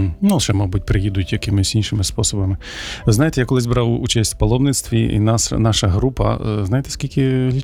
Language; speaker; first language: Ukrainian; native; Ukrainian